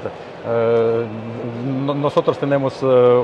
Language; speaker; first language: Spanish; non-native, learner; Russian